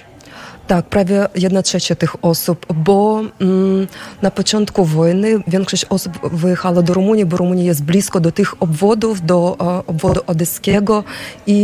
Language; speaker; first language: Polish; non-native, fluent; Ukrainian